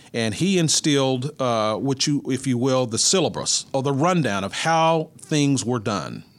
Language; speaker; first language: English; native; English